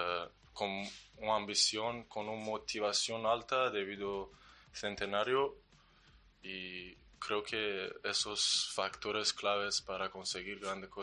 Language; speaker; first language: Spanish; non-native, learner; Persian